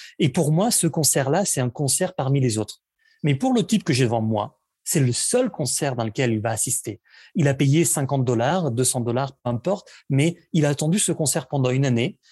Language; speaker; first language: French; non-native, fluent; Catalan